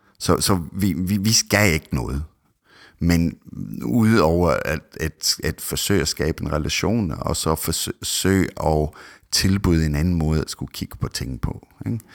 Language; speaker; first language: Danish; non-native, fluent; English